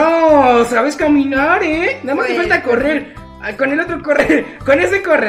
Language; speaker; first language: Spanish; native; Spanish